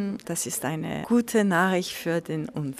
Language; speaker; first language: German; non-native, local second language; French